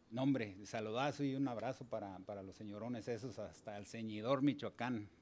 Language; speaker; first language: Spanish; early bilingual, heritage; Spanish